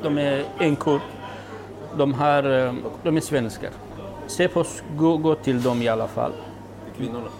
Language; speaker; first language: Swedish; non-native, learner; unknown